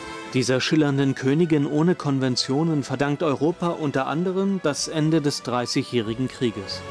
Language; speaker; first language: German; native; German